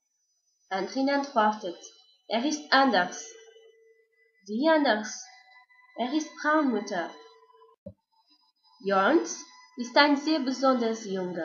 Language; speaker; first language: German; non-native, learner; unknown